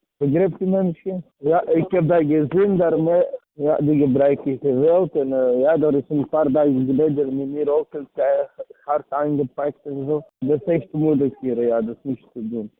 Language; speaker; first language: Dutch; early bilingual, other home language; Serbian